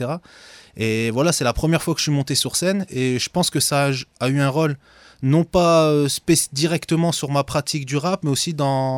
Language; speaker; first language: French; native; French